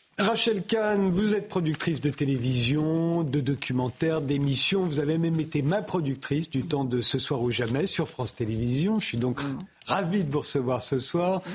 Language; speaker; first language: French; native; French